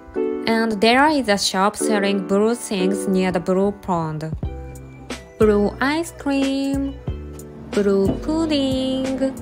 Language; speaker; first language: English; non-native, learner; Japanese